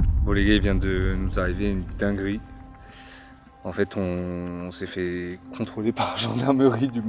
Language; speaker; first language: French; native; French